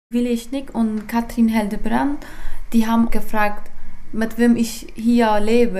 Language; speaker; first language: German; non-native, fluent; Persian